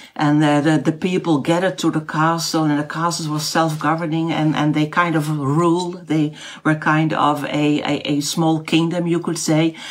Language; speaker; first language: English; non-native, fluent; Dutch